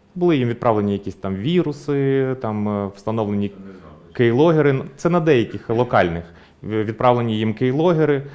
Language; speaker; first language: Ukrainian; native; Ukrainian